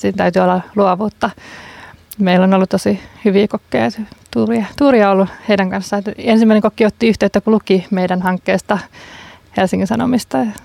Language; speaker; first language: Finnish; native; Finnish